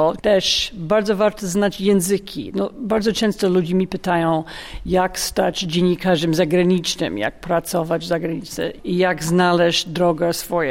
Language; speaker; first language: Polish; non-native, fluent; English